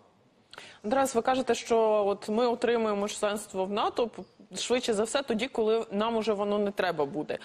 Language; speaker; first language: Ukrainian; native; Ukrainian